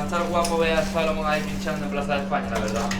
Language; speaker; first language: Spanish; native; Spanish